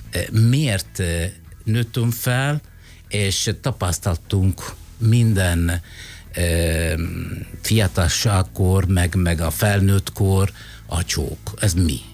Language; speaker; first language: Hungarian; non-native, fluent; Italian